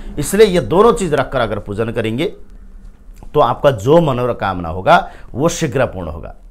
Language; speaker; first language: Hindi; native; Hindi